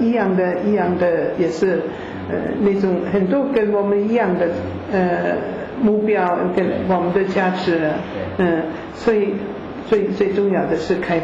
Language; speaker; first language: Chinese; non-native, fluent; German